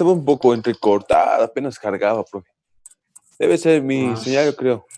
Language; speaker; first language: Spanish; native; Spanish